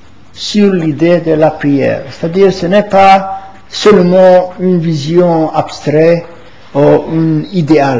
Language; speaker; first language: French; non-native, fluent; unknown